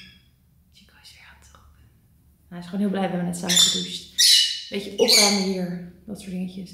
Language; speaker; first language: Dutch; native; Dutch